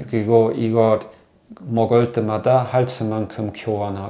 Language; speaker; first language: Korean; non-native, fluent; German